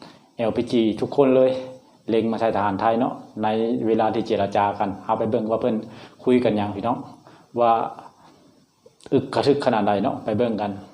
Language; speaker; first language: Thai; non-native, local second language; Lao